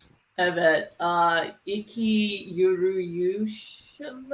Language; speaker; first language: Turkish; non-native, learner; English